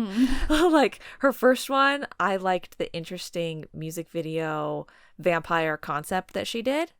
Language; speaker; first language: English; native; English